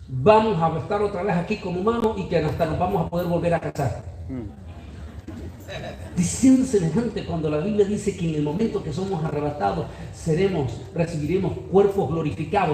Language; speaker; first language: Spanish; native; Spanish